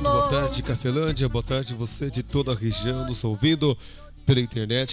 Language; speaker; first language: Portuguese; native; Portuguese